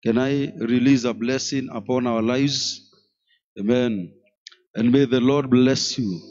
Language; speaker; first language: English; non-native, local second language; Swahili